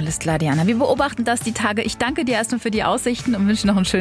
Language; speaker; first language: German; native; German